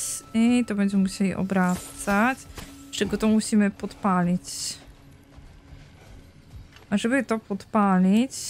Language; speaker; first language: Polish; native; Polish